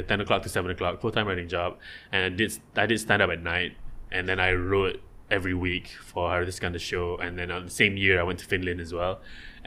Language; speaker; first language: English; non-native, local second language; Malay